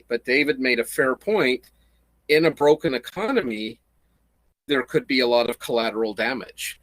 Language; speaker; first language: English; native; English